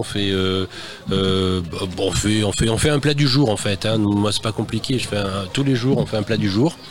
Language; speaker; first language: French; native; French